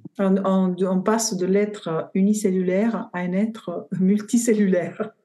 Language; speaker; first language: French; non-native, fluent; Italian